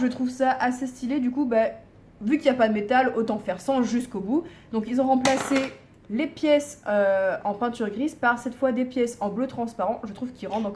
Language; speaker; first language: French; native; French